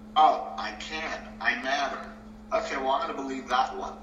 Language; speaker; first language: English; early bilingual, other home language; Spanish